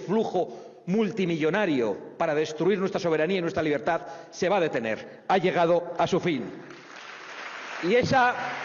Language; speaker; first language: Spanish; native; Spanish